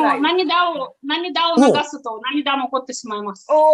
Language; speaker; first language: Japanese; non-native, fluent; Russian